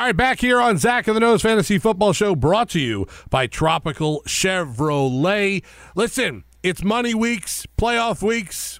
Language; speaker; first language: English; native; English